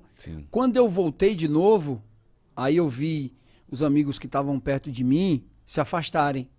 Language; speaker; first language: Portuguese; native; Portuguese